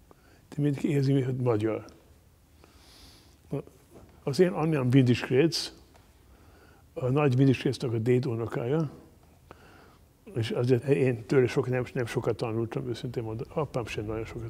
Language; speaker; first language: Hungarian; non-native, learner; German